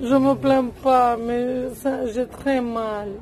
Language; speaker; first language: French; non-native, learner; Romanian